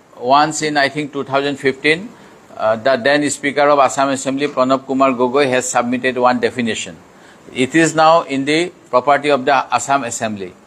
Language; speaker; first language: English; non-native, local second language; Assamese